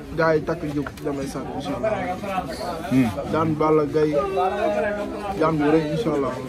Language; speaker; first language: Wolof; native; Wolof